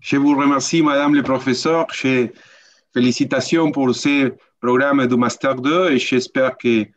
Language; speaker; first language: French; non-native, learner; Spanish